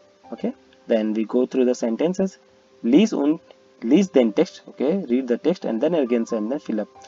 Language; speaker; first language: English; non-native, local second language; Hindi